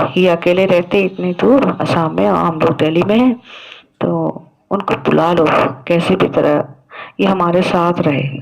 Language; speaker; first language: Hindi; non-native, local second language; Assamese